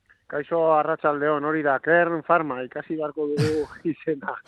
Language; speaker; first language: Basque; non-native, local second language; Spanish